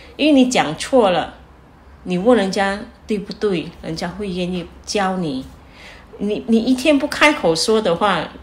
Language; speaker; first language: Chinese; non-native, local second language; Min Nan Chinese